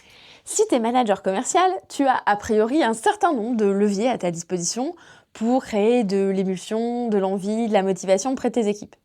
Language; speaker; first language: French; native; French